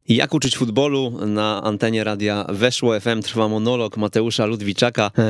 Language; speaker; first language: Polish; native; Polish